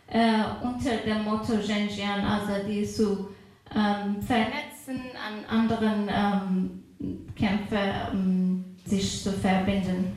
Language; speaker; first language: German; non-native, fluent; Persian